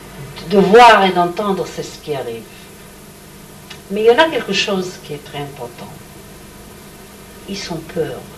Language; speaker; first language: French; non-native, learner; Hebrew